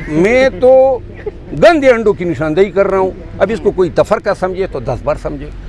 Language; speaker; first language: Urdu; non-native, local second language; Pashto